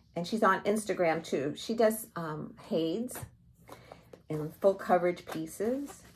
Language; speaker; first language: English; native; English